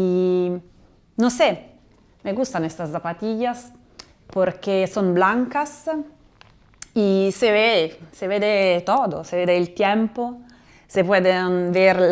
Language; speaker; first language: Spanish; non-native, fluent; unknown